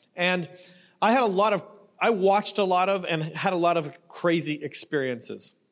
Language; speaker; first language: English; native; English